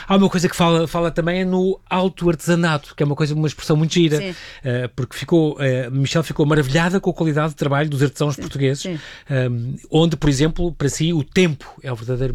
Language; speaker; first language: Portuguese; native; Portuguese